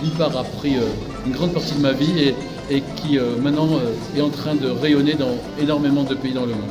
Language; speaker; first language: French; native; French